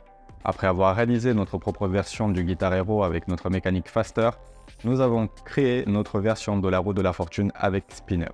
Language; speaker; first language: French; native; French